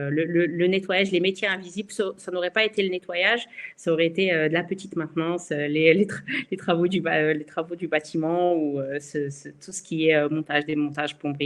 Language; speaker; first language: French; native; French